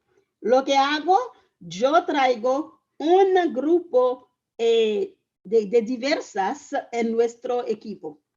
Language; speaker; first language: Spanish; non-native, fluent; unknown